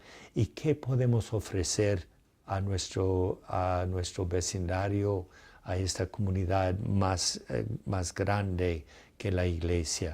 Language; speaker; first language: Spanish; non-native, fluent; English